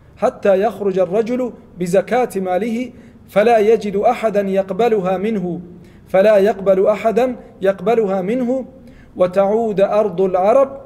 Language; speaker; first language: Arabic; non-native, fluent; Malay